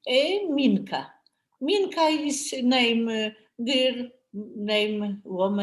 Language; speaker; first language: English; non-native, learner; Polish